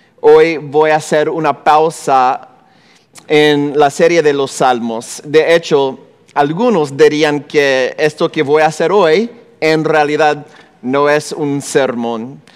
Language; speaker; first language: Spanish; non-native, fluent; English